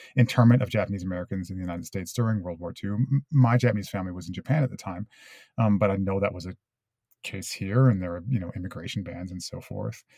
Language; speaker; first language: English; early bilingual, other home language; Japanese